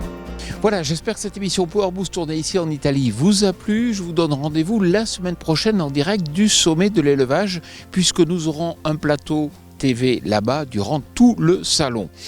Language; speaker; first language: French; native; French